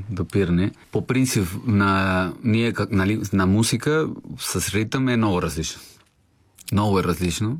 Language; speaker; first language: Bulgarian; non-native, learner; Spanish